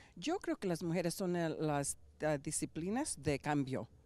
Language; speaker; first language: Spanish; early bilingual, heritage; Spanish